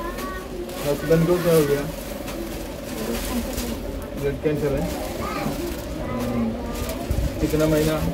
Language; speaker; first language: Hindi; non-native, local second language; Malayalam